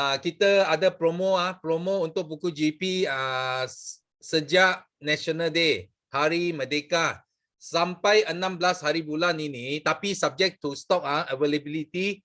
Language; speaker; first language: Malay; non-native, local second language; Chinese